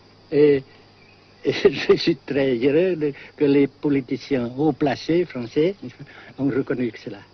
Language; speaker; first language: French; non-native, fluent; Vietnamese